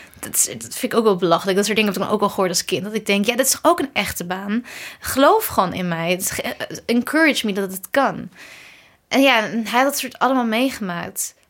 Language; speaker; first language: Dutch; early bilingual, other home language; Kurdish